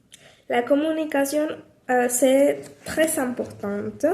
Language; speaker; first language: French; non-native, learner; Spanish